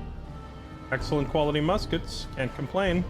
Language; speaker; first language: English; native; English